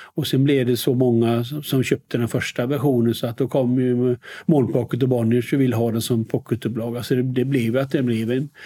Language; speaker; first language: Swedish; native; Swedish